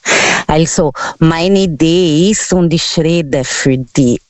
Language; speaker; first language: German; non-native, learner; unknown